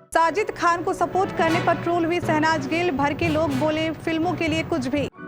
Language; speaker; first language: Hindi; native; Hindi